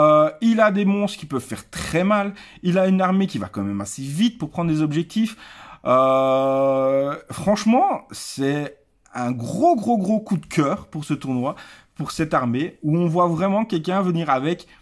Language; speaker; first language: French; native; French